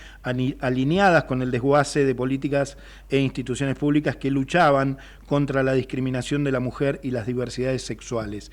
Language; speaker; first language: Spanish; native; Spanish